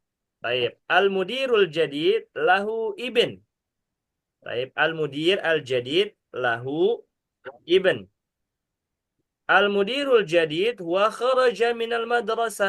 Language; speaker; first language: Arabic; non-native, fluent; Indonesian